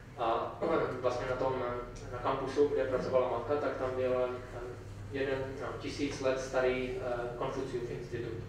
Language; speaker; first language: Czech; native; Czech